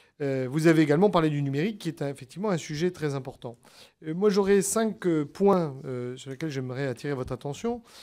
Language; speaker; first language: French; native; French